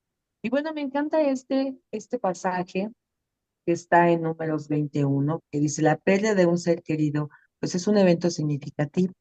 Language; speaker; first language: Spanish; native; Spanish